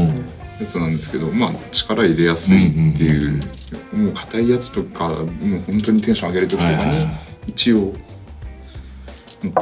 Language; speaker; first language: Japanese; native; Japanese